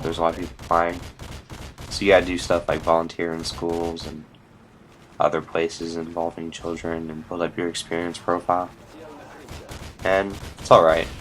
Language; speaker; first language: English; native; English